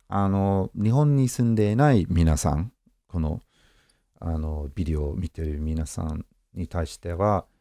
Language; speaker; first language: Japanese; non-native, fluent; English